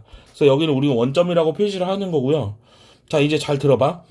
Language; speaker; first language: Korean; native; Korean